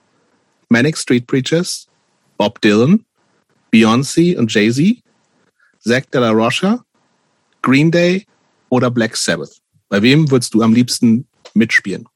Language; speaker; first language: German; native; German